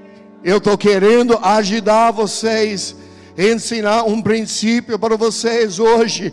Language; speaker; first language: Portuguese; non-native, fluent; English